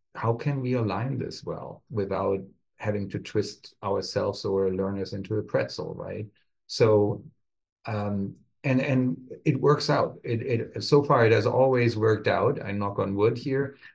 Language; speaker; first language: English; non-native, fluent; German